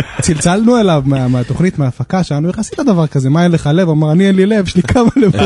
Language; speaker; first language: Hebrew; native; Hebrew